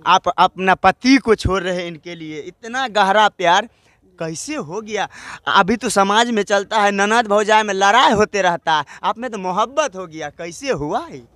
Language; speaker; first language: Hindi; native; Hindi